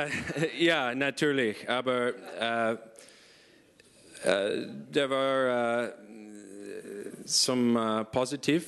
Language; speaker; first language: German; non-native, learner; English